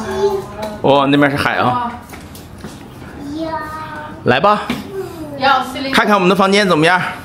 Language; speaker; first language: Chinese; native; Chinese